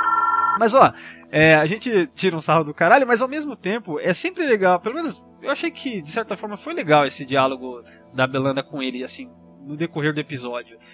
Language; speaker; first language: Portuguese; native; Portuguese